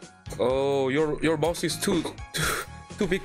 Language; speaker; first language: English; non-native, learner; Korean